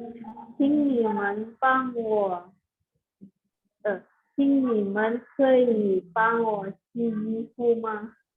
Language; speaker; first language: Chinese; non-native, learner; Indonesian